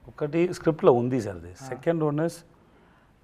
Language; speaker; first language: Telugu; non-native, learner; Tamil